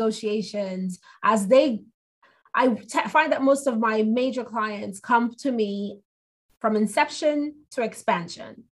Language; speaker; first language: English; non-native, local second language; Igbo